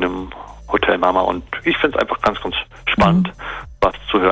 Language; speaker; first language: German; native; German